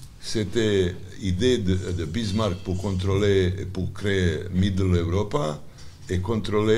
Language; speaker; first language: French; non-native, learner; Serbian